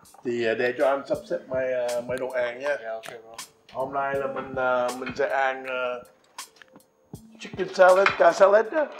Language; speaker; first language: Vietnamese; early bilingual, heritage; English